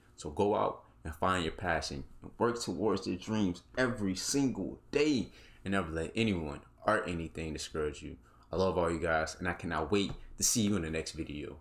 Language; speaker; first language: English; native; English